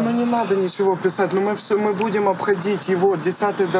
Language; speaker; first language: Russian; native; Russian